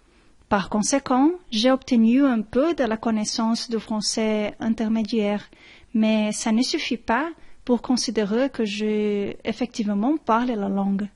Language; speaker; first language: French; non-native, learner; Portuguese